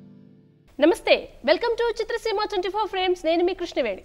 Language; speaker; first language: Telugu; native; Telugu